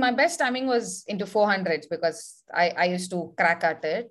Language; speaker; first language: English; non-native, local second language; Tamil